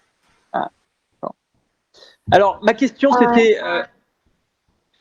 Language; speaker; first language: French; native; French